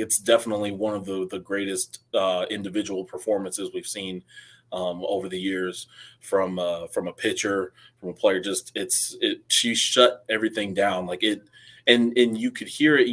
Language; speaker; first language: English; native; English